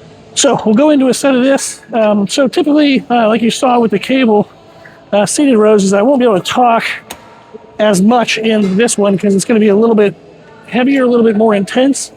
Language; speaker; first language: English; native; English